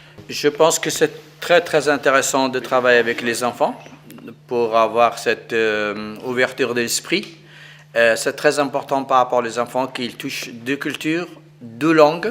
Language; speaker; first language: French; non-native, fluent; Arabic